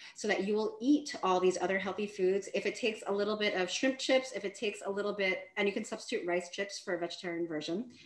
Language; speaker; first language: English; native; English